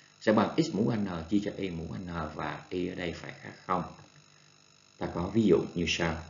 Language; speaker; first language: Vietnamese; native; Vietnamese